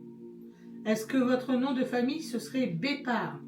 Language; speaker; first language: French; native; French